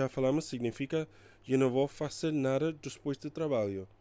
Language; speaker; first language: Portuguese; non-native, learner; English